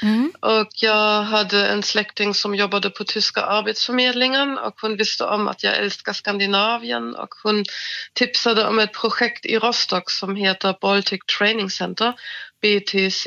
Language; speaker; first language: Swedish; non-native, fluent; German